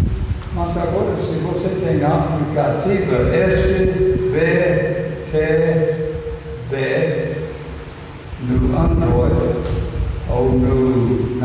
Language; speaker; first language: Portuguese; non-native, fluent; English